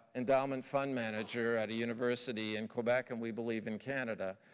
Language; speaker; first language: English; native; English